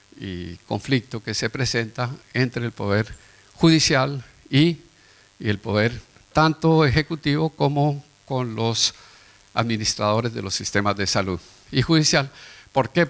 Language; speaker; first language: Spanish; native; Spanish